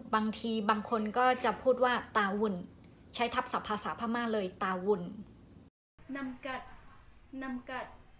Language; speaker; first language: Thai; non-native, local second language; Shan